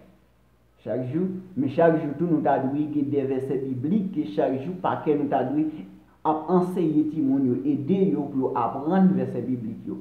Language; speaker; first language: French; non-native, local second language; Haitian Creole